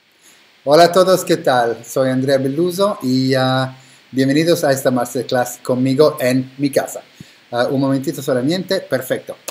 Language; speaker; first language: Spanish; non-native, fluent; Italian